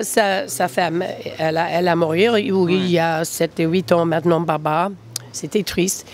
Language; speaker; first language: French; non-native, fluent; English